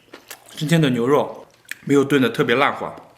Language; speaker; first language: Chinese; native; Chinese